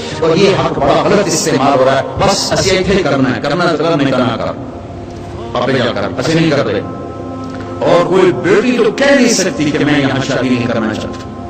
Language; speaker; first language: Urdu; non-native, local second language; Punjabi